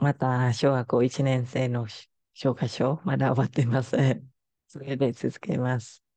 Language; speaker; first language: Japanese; non-native, fluent; Khmer